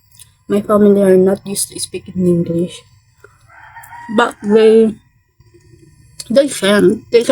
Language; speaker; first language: English; non-native, learner; Filipino